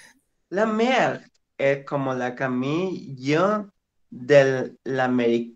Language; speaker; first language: French; non-native, learner; Spanish